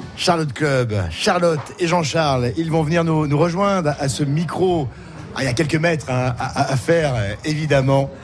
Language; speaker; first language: French; native; French